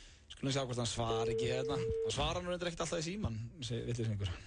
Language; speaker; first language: Icelandic; native; Icelandic